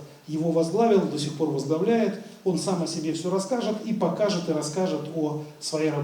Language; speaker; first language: Russian; native; Russian